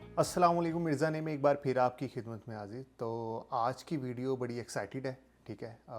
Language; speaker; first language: Urdu; non-native, local second language; Punjabi